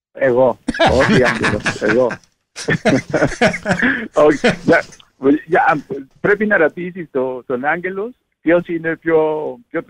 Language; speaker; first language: Greek; non-native, learner; Spanish